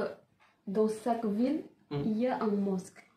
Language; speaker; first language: French; non-native, learner; Indonesian